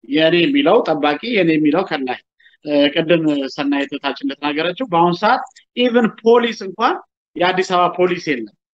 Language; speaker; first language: Amharic; native; Amharic